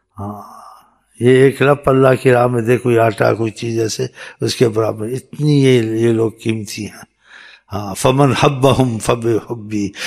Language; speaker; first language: Urdu; native; Urdu